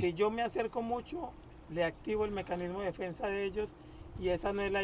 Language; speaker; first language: Spanish; native; Spanish